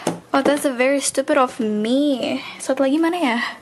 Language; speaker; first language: English; non-native, fluent; Indonesian